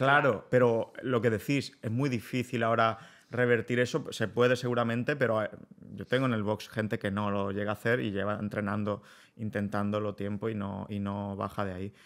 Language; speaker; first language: Spanish; native; Spanish